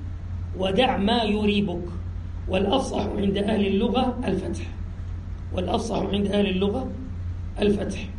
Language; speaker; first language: Arabic; native; Arabic